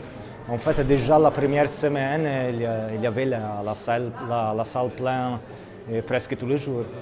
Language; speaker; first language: French; non-native, fluent; Italian